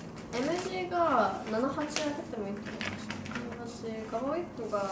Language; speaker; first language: Japanese; native; Japanese